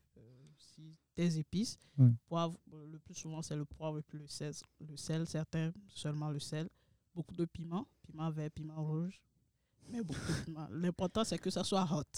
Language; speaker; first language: French; non-native, local second language; Ewe